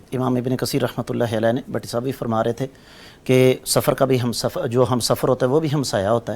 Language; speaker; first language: Urdu; non-native, local second language; Punjabi